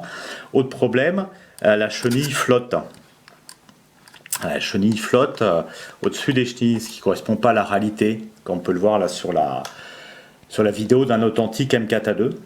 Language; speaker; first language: French; native; French